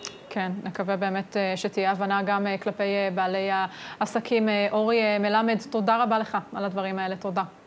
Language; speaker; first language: Hebrew; native; Hebrew